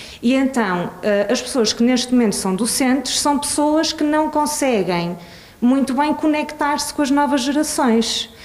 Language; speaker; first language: Portuguese; early bilingual, other home language; Swedish